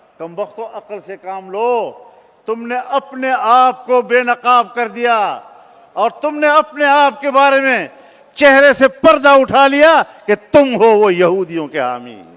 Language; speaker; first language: Urdu; non-native, local second language; Pashto